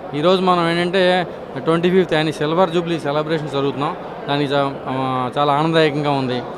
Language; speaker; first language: Telugu; native; Telugu